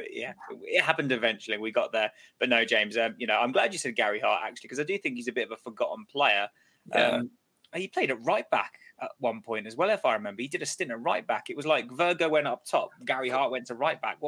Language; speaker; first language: English; native; English